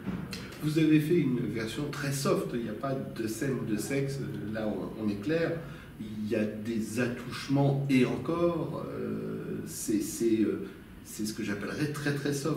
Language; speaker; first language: French; native; French